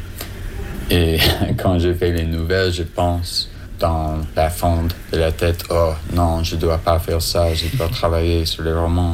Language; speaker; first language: French; non-native, learner; English